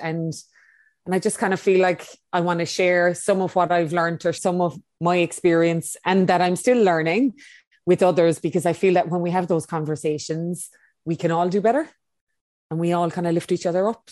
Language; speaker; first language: English; native; English